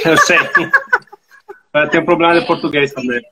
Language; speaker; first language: Portuguese; non-native, learner; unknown